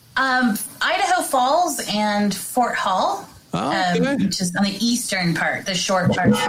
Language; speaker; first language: English; native; English